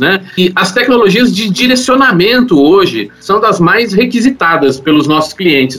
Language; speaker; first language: Portuguese; native; Portuguese